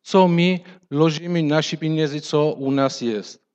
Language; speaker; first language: Polish; non-native, fluent; Russian